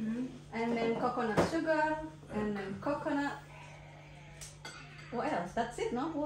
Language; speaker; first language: English; non-native, fluent; Indonesian